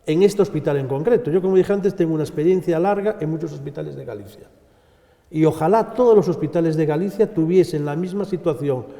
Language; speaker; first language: Spanish; native; Spanish